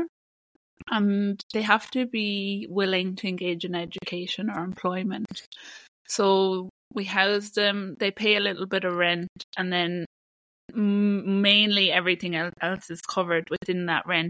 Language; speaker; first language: English; native; English